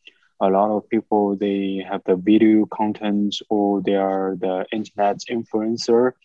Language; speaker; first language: English; non-native, fluent; Chinese